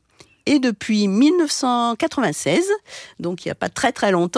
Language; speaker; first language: French; native; French